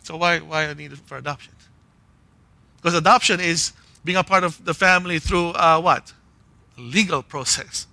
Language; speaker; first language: English; non-native, local second language; Filipino